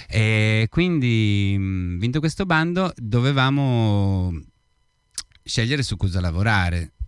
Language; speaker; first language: Italian; native; Italian